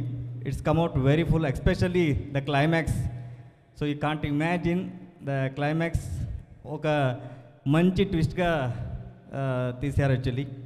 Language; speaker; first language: Telugu; non-native, local second language; Kannada